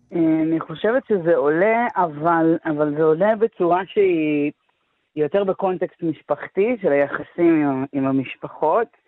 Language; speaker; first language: Hebrew; native; Hebrew